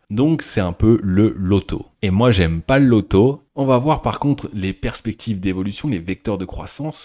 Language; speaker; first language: French; native; French